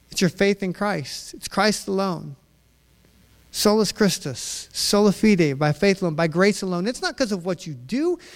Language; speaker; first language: English; native; English